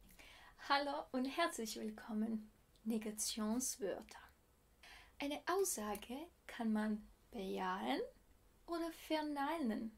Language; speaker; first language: German; non-native, fluent; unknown